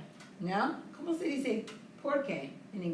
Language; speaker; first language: Spanish; non-native, fluent; English